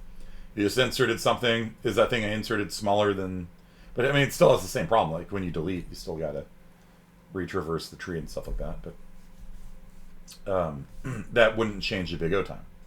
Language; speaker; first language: English; native; English